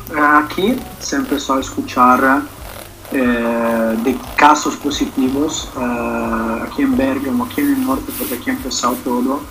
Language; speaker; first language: Spanish; native; Spanish